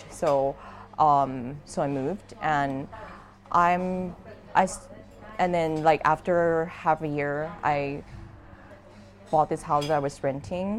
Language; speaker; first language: English; non-native, fluent; Thai